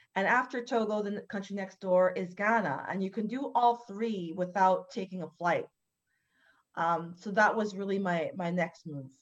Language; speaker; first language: English; native; English